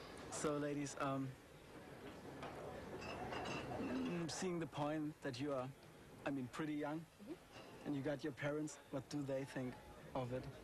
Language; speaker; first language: English; non-native, fluent; German